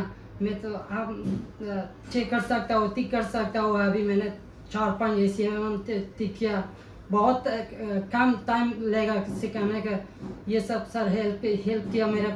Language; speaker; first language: Hindi; non-native, learner; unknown